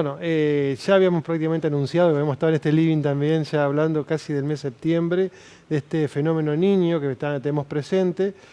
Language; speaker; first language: Spanish; native; Spanish